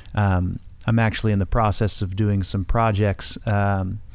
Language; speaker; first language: English; native; English